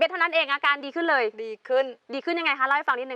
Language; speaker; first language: Thai; native; Thai